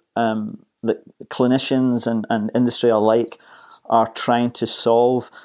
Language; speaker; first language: English; native; English